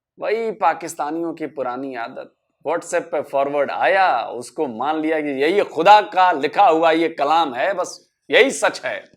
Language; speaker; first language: Hindi; native; Hindi